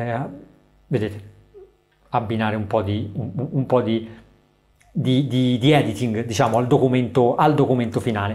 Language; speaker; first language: Italian; native; Italian